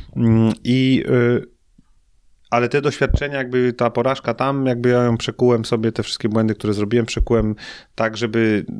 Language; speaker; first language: Polish; native; Polish